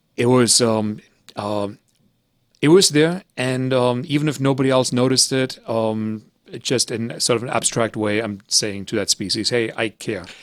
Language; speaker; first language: English; early bilingual, other home language; German